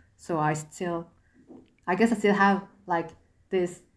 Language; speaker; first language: English; non-native, fluent; French